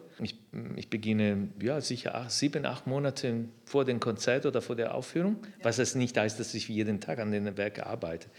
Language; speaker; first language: German; non-native, fluent; Italian